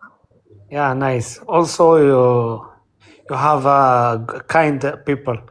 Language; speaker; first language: English; non-native, learner; Arabic